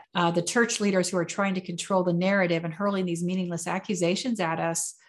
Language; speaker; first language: English; native; English